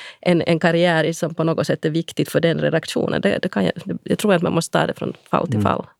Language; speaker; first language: Swedish; native; Swedish